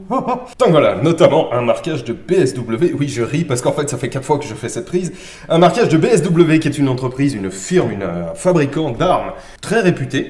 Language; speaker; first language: French; native; French